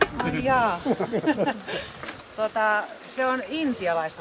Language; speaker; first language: Finnish; native; Finnish